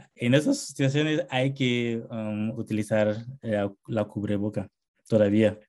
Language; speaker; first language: Spanish; non-native, fluent; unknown